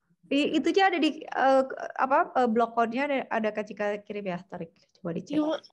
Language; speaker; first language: Indonesian; native; Indonesian